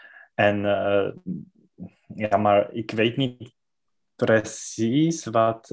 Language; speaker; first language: Dutch; non-native, learner; Czech